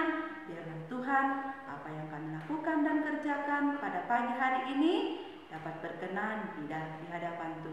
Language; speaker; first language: Indonesian; native; Indonesian